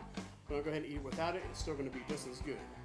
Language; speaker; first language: English; native; English